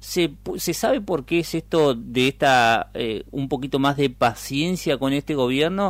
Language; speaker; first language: Spanish; native; Spanish